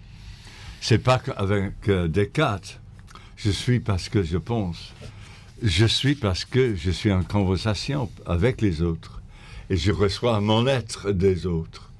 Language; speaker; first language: French; non-native, fluent; English